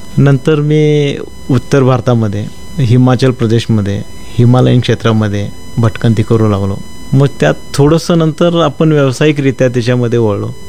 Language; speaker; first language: Marathi; native; Marathi